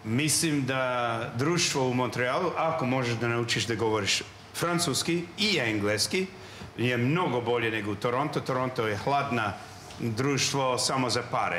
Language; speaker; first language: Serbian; non-native, learner; English